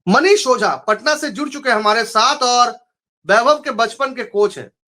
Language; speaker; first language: Hindi; non-native, local second language; Bangla